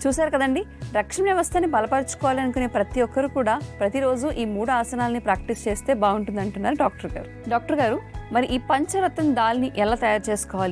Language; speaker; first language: Telugu; native; Telugu